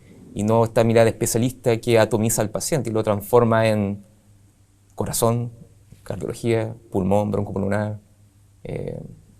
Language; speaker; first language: Spanish; native; Spanish